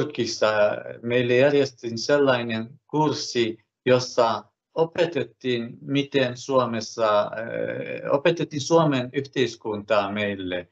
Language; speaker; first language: Finnish; non-native, fluent; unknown